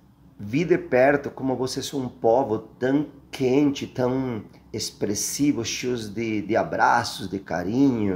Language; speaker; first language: Portuguese; non-native, fluent; Spanish